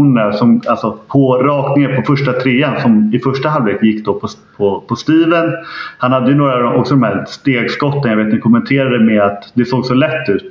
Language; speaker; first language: Swedish; native; Swedish